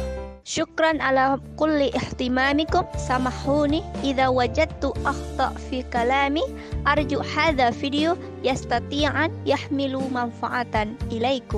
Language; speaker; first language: Arabic; non-native, learner; Indonesian